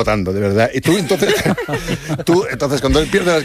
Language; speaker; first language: Spanish; native; Spanish